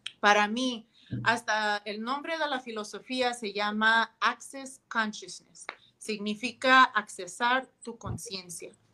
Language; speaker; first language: Spanish; early bilingual, heritage; Spanish